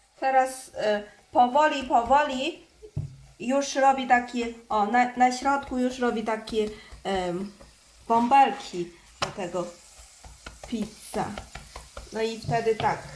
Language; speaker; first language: Polish; non-native, learner; Chinese